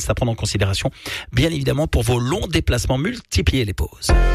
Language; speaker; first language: French; native; French